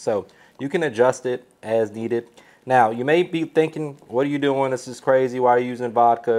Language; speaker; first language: English; native; English